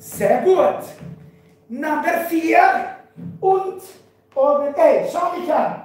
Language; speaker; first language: German; non-native, learner; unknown